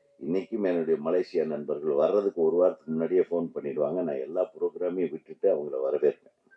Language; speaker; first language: Tamil; native; Tamil